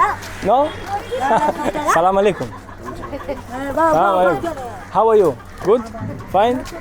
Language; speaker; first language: English; non-native, learner; Italian